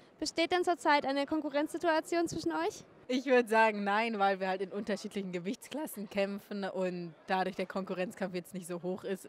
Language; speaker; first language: German; native; German